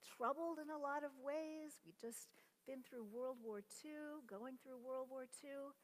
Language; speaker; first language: English; native; English